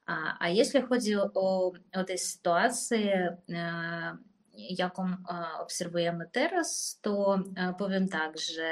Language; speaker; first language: Polish; non-native, fluent; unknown